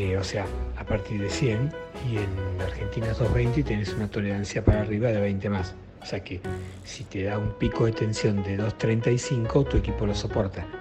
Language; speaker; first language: Spanish; native; Spanish